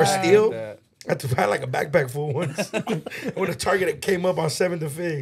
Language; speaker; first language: English; early bilingual, other home language; Spanish